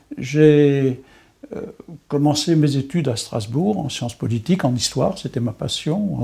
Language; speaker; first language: French; non-native, local second language; Swiss German